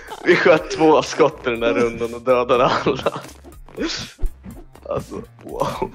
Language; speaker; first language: Swedish; native; Swedish